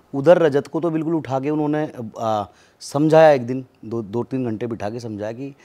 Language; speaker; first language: Hindi; native; Hindi